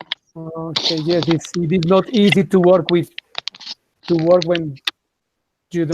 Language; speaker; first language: English; non-native, fluent; Spanish